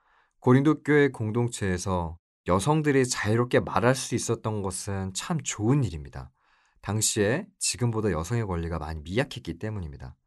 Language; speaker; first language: Korean; native; Korean